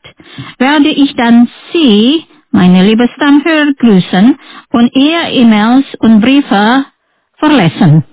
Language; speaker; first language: German; non-native, fluent; Indonesian